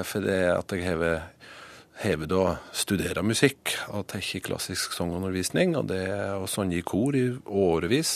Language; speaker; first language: Norwegian; native; Norwegian